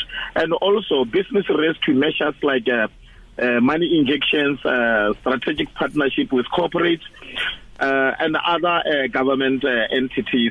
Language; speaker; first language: English; non-native, local second language; Northern Sotho